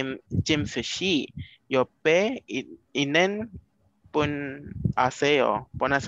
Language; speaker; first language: Korean; non-native, learner; Malay